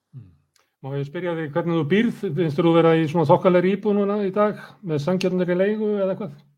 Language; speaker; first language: Icelandic; native; Icelandic